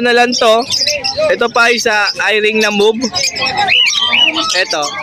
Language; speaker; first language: Filipino; native; Filipino